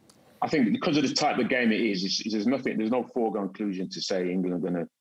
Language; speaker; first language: English; native; English